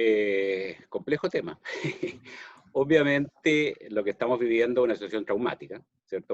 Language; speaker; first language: Spanish; native; Spanish